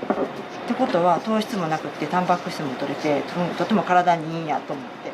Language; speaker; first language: Japanese; native; Japanese